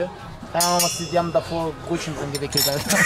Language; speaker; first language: German; native; German